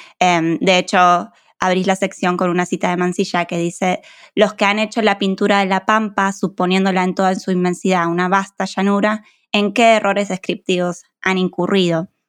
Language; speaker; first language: Spanish; native; Spanish